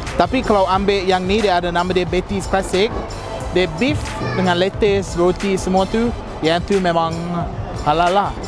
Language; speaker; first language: Malay; non-native, fluent; English